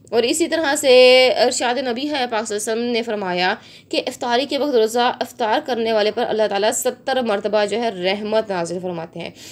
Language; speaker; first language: Urdu; native; Urdu